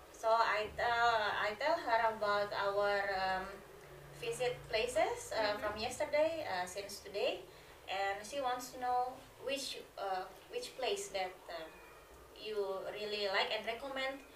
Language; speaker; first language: English; non-native, learner; Indonesian